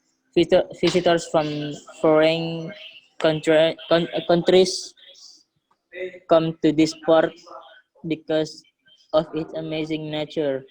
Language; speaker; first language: English; non-native, learner; Indonesian